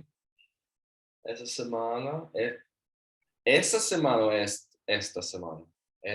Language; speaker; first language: Portuguese; non-native, learner; Swedish